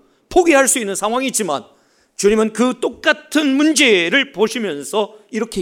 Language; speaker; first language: Korean; native; Korean